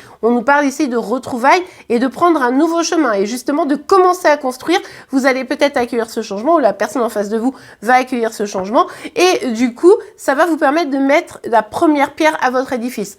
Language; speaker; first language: French; native; French